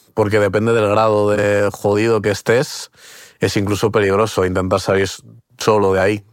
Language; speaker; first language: Spanish; early bilingual, other home language; Portuguese